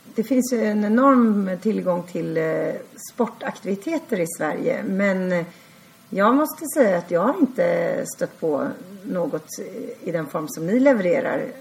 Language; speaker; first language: Swedish; native; Swedish